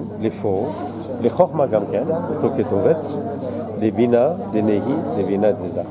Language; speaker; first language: Hebrew; non-native, fluent; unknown